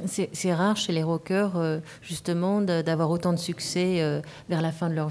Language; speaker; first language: French; native; French